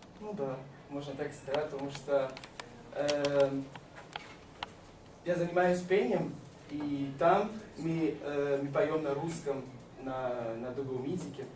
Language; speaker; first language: Russian; non-native, learner; Malagasy